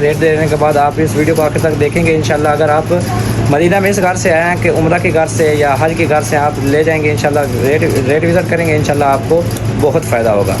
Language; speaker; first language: Hindi; native; Hindi